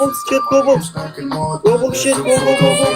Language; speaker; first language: English; non-native, learner; Turkish